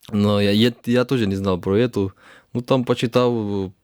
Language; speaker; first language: Russian; non-native, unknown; Georgian